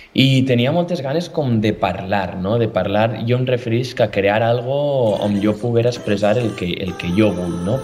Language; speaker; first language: Catalan; native; Catalan